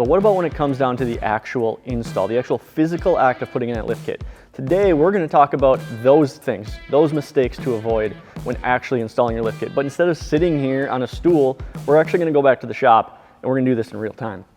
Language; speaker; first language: English; native; English